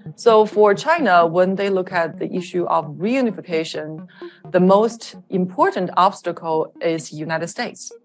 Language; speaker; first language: English; non-native, fluent; Chinese